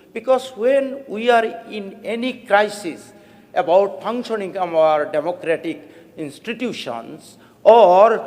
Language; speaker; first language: English; non-native, local second language; Assamese